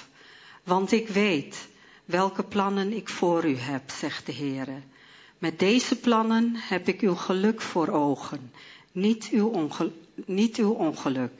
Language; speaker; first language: Dutch; early bilingual, other home language; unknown